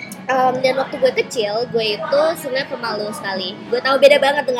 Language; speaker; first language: Indonesian; early bilingual, heritage; Indonesian